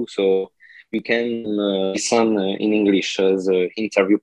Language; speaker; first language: English; non-native, learner; French